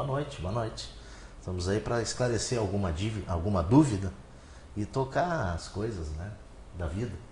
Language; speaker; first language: Portuguese; native; Portuguese